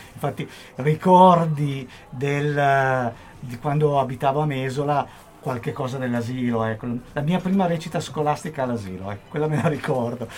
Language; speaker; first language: Italian; native; Italian